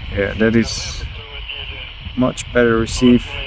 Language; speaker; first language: English; non-native, fluent; Slovak